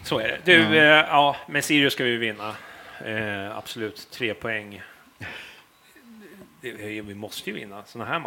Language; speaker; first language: Swedish; native; Swedish